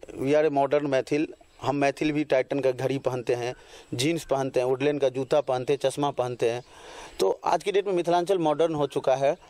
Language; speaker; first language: Hindi; non-native, local second language; Maithili